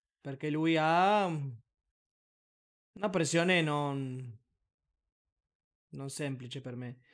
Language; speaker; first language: Italian; non-native, learner; Spanish